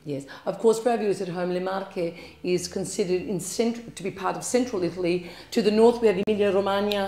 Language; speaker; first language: English; early bilingual, other home language; Italian